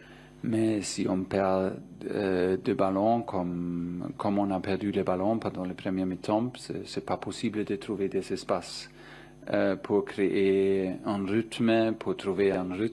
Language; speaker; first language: French; non-native, fluent; German